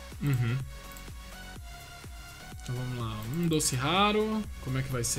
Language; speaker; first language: Portuguese; native; Portuguese